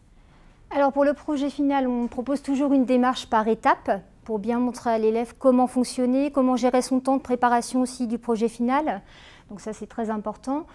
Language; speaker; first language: French; native; French